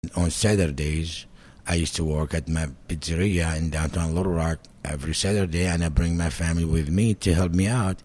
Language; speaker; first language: English; non-native, fluent; Arabic